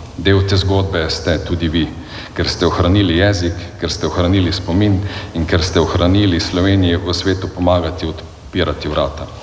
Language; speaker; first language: Slovenian; native; Slovenian